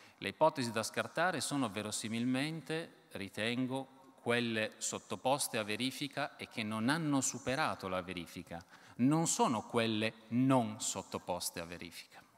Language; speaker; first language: Italian; native; Italian